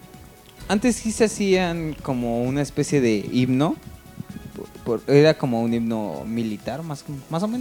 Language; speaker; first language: Spanish; native; Spanish